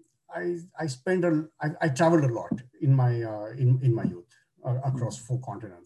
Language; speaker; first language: English; non-native, local second language; Bangla